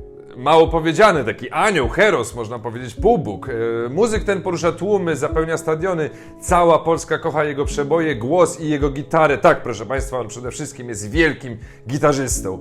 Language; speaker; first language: Polish; native; Polish